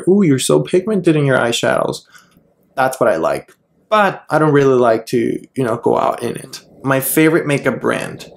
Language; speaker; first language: English; non-native, fluent; Spanish